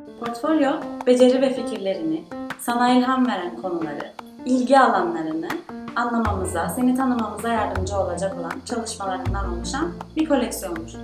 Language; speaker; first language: Turkish; native; Turkish